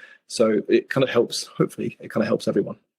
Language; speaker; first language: English; native; English